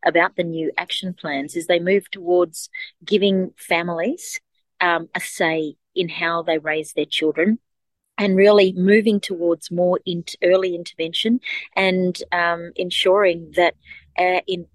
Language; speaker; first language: English; native; English